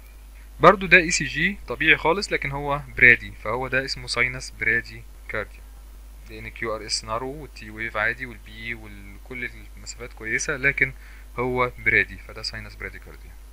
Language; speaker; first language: Arabic; native; Arabic